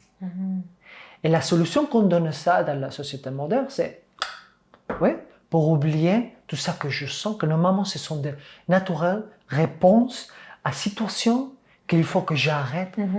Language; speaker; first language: French; non-native, fluent; Catalan